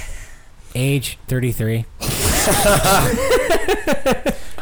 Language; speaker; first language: English; native; English